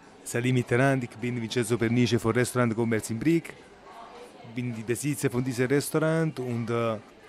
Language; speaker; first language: German; non-native, learner; Italian